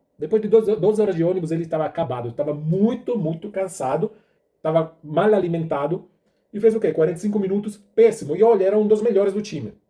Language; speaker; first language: Portuguese; non-native, fluent; Italian